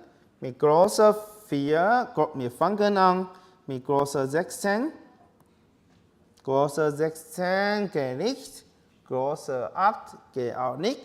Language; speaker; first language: German; non-native, learner; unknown